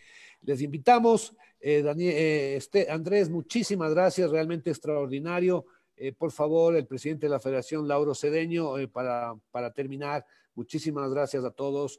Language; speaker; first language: Spanish; native; Spanish